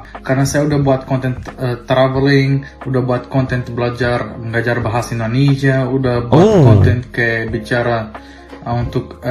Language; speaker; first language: Indonesian; non-native, fluent; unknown